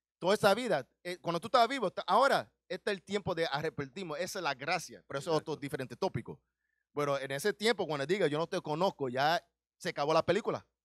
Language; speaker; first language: Spanish; early bilingual, heritage; Spanish